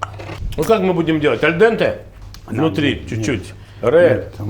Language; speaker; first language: Russian; native; Russian